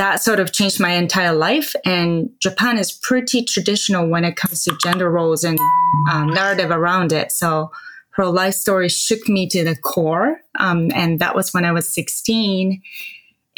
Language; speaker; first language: English; non-native, fluent; Japanese